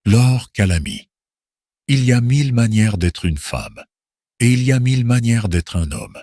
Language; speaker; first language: French; native; French